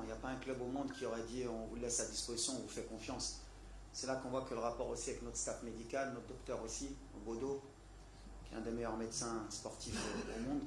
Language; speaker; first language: French; native; French